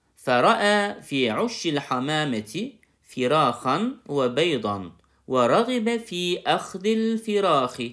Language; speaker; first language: Arabic; non-native, fluent; Turkish